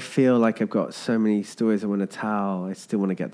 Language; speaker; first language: English; native; English